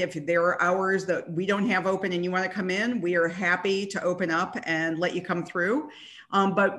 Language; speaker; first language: English; native; English